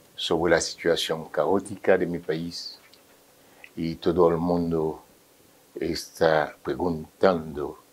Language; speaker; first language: Spanish; non-native, fluent; Haitian Creole